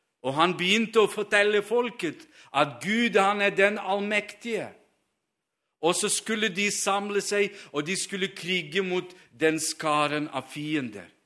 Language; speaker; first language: Norwegian; non-native, fluent; Ukrainian